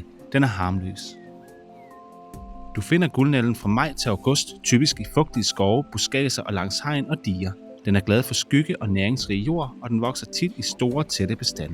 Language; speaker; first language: Danish; native; Danish